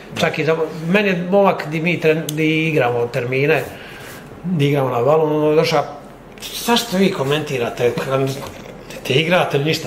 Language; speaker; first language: Croatian; native; Croatian